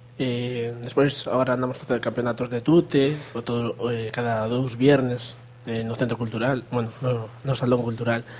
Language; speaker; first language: Galician; native; Galician